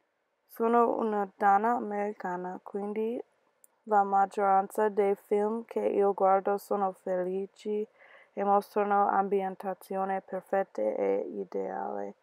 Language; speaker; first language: Italian; non-native, learner; English